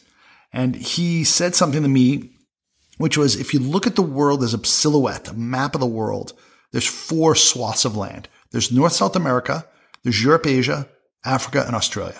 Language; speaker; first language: English; native; English